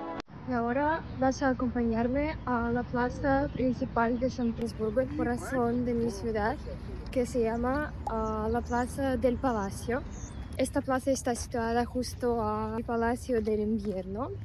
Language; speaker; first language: Spanish; non-native, fluent; Russian